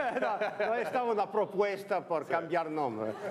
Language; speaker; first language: Spanish; non-native, learner; Italian